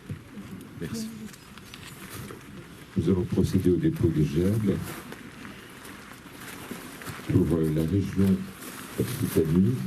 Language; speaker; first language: French; native; French